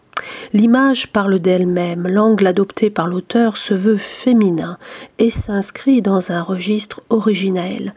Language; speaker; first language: French; native; French